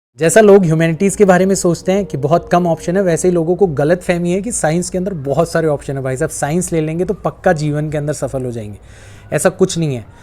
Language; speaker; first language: Hindi; native; Hindi